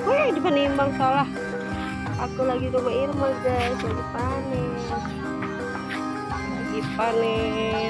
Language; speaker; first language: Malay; non-native, local second language; Sundanese